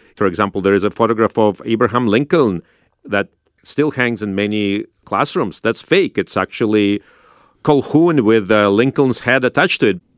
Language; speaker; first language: English; non-native, fluent; Russian